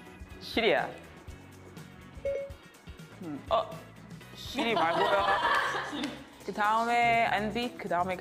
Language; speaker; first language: Korean; non-native, fluent; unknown